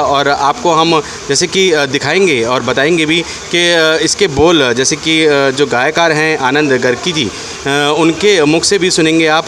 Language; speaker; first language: Hindi; native; Hindi